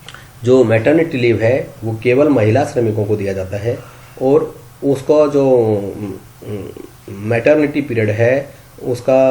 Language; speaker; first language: Hindi; native; Hindi